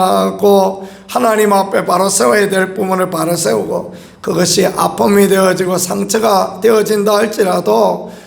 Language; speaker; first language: Korean; native; Korean